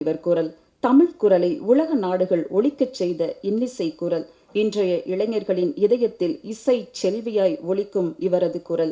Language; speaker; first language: Tamil; native; Tamil